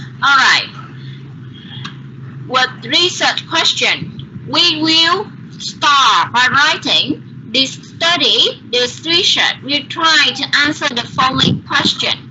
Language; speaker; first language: English; non-native, learner; Vietnamese